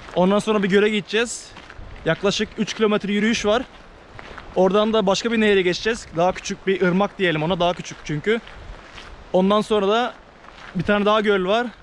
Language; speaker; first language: Turkish; early bilingual, heritage; Norwegian